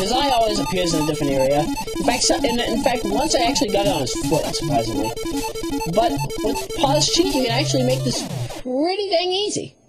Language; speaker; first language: English; native; English